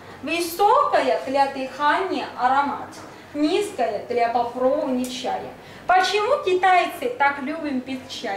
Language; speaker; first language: Russian; non-native, learner; Chinese